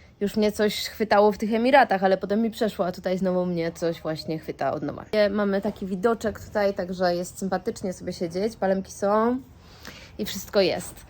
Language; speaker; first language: Polish; native; Polish